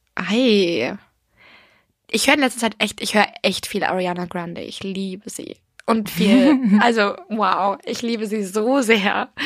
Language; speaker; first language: German; non-native, fluent; English